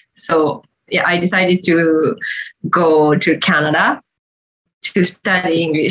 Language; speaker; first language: English; non-native, learner; Japanese